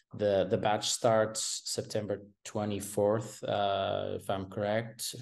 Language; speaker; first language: English; non-native, fluent; Portuguese